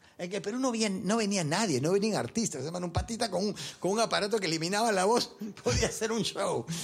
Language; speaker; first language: Spanish; early bilingual, heritage; Spanish